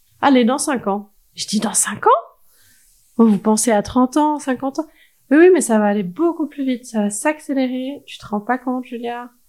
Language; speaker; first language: French; early bilingual, heritage; French